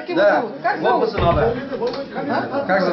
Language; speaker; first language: Russian; non-native, local second language; Kyrgyz